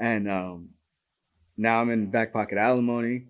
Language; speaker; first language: English; native; English